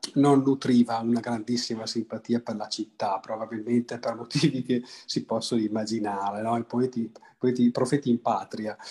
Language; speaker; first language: Italian; native; Italian